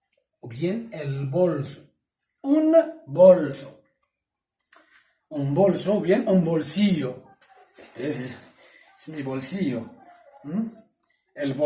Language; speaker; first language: Spanish; non-native, fluent; Arabic